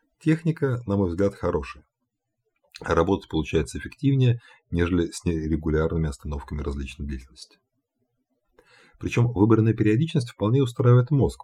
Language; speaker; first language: Russian; native; Russian